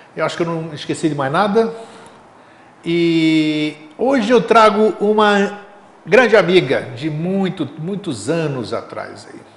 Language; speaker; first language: Portuguese; non-native, fluent; Greek